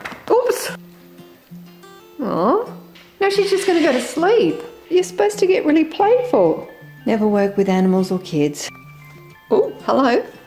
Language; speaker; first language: English; native; English